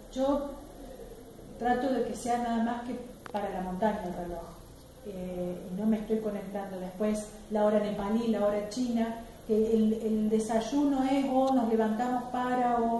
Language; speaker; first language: Spanish; native; Spanish